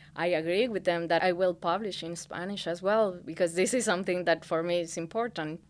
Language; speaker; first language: English; non-native, fluent; Spanish